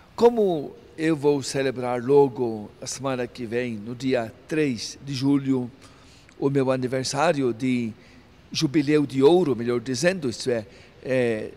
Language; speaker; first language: Portuguese; non-native, fluent; Maltese